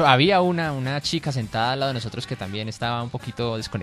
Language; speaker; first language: Spanish; native; Spanish